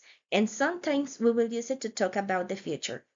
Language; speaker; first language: English; non-native, fluent; Spanish